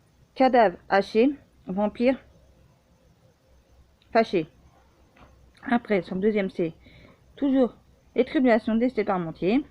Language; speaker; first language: French; native; French